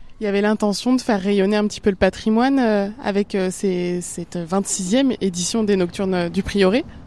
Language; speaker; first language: French; native; French